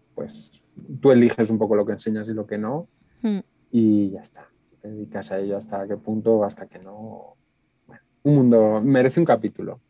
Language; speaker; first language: Spanish; native; Spanish